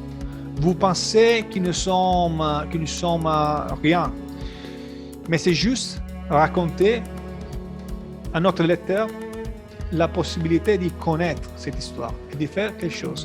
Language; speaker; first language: French; non-native, learner; Italian